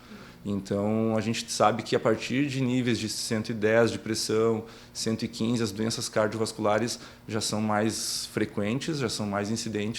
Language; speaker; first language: Portuguese; native; Portuguese